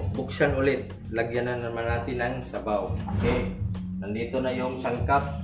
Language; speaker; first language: Filipino; non-native, local second language; Cebuano